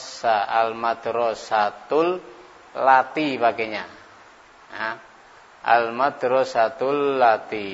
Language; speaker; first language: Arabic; non-native, fluent; Indonesian